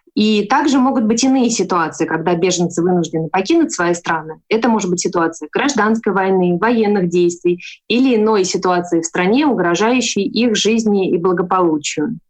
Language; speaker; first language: Russian; native; Russian